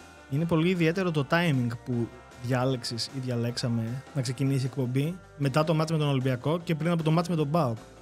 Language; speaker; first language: Greek; native; Greek